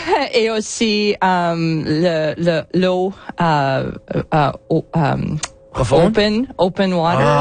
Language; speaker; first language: French; non-native, learner; English